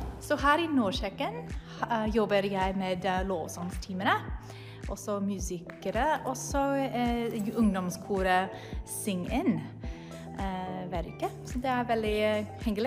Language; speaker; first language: Norwegian; non-native, learner; English